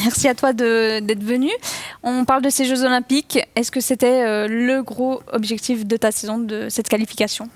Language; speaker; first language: French; native; French